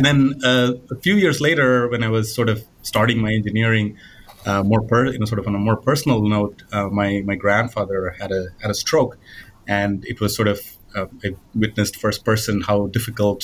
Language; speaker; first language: English; non-native, local second language; Tamil